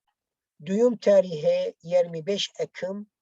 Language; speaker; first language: Turkish; non-native, learner; Arabic